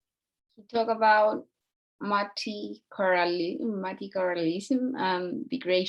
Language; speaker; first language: English; non-native, learner; Spanish